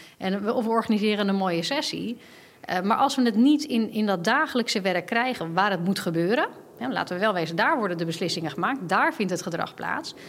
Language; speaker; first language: Dutch; native; Dutch